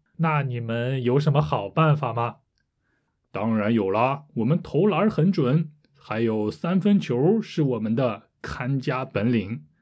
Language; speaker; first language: Chinese; native; Chinese